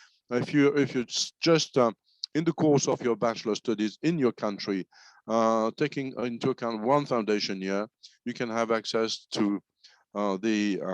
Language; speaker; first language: English; non-native, fluent; French